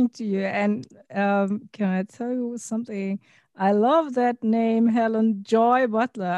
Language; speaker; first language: English; non-native, fluent; German